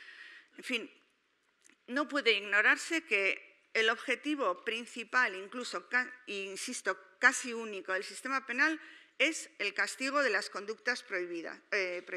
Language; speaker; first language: Spanish; native; Spanish